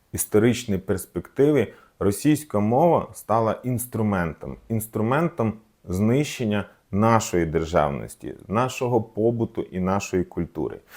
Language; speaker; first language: Ukrainian; non-native, local second language; Russian